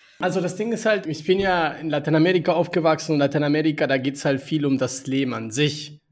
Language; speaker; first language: German; early bilingual, other home language; Spanish